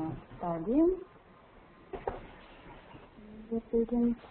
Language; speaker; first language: English; non-native, learner; Russian